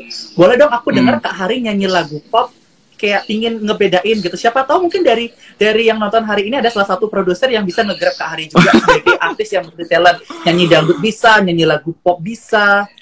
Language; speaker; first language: Indonesian; native; Indonesian